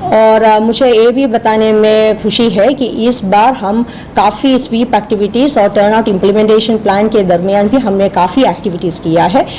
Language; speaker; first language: Hindi; non-native, local second language; Malayalam